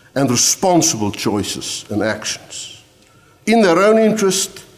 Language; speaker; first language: English; non-native, local second language; Afrikaans